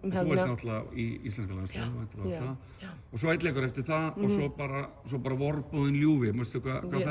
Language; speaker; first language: Icelandic; native; Icelandic